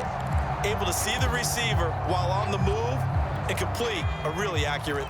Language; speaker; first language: English; native; English